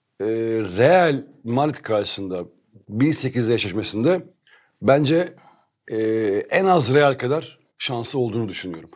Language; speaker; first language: Turkish; native; Turkish